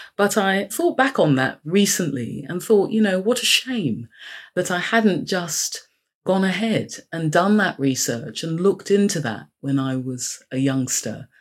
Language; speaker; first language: English; native; English